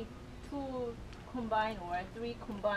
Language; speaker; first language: English; non-native, learner; Korean